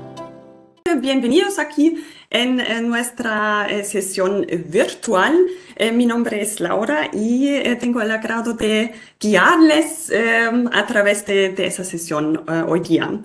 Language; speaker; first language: Spanish; non-native, fluent; German